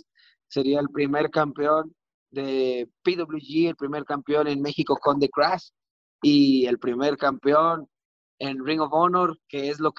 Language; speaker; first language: English; non-native, learner; Spanish